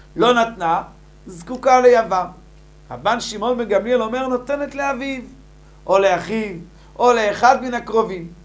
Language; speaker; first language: Hebrew; native; Hebrew